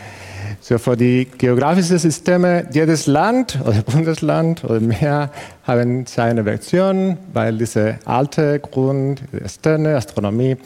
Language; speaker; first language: German; non-native, fluent; Spanish